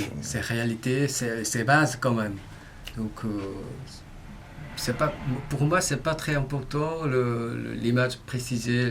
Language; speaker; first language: French; non-native, learner; Korean